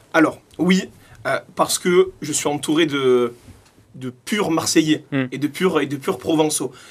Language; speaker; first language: French; native; French